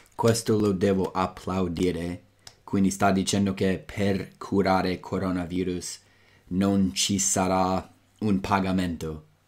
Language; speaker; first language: Italian; non-native, fluent; English